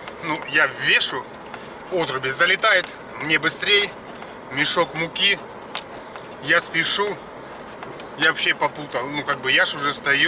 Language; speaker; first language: Russian; native; Russian